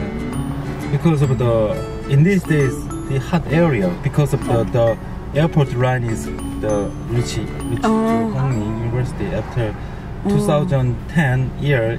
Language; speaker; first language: English; non-native, learner; Korean